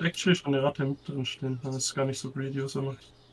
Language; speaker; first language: German; native; German